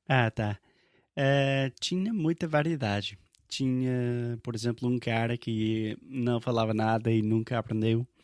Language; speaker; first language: Portuguese; non-native, fluent; English